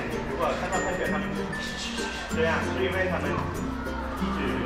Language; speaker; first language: Chinese; non-native, fluent; Thai